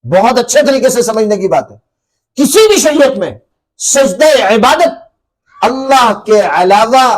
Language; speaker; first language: Urdu; native; Urdu